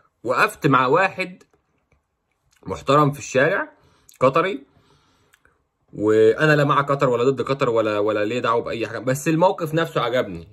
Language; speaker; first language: Arabic; native; Arabic